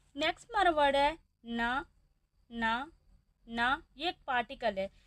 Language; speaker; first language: Urdu; native; Urdu